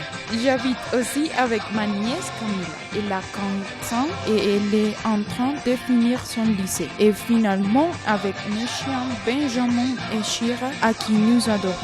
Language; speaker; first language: French; non-native, learner; Spanish